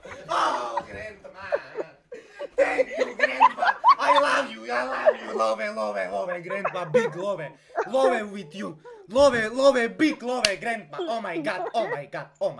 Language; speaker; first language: English; non-native, learner; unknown